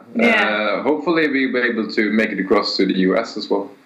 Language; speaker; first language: English; non-native, fluent; Swedish